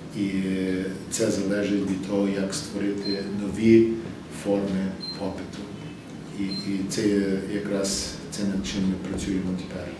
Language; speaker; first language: Ukrainian; early bilingual, heritage; English